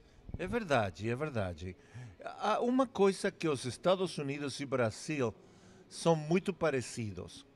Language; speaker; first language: Portuguese; non-native, fluent; English